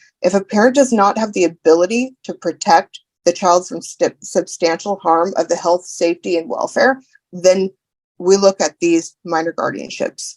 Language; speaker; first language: English; native; English